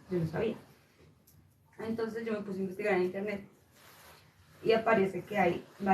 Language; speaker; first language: Spanish; native; Spanish